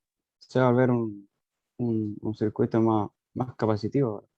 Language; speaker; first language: Spanish; native; Spanish